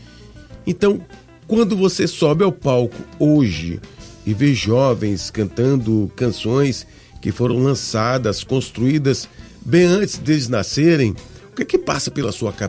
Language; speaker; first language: Portuguese; native; Portuguese